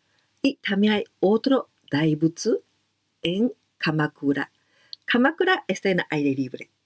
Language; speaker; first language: Spanish; non-native, learner; Japanese